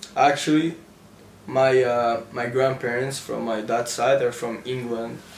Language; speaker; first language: English; early bilingual, other home language; Spanish